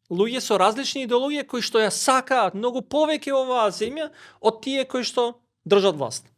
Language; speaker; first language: Macedonian; non-native, local second language; Albanian